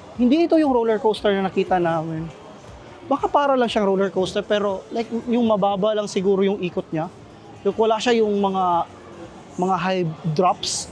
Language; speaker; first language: Filipino; native; Filipino